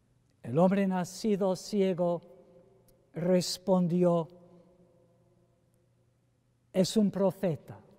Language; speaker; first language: Spanish; non-native, fluent; English